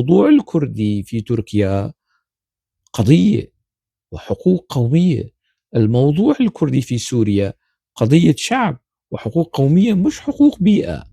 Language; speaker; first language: Arabic; non-native, local second language; Kurdish